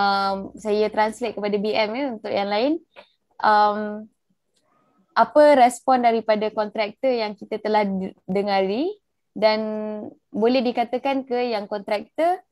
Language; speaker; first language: Malay; native; Malay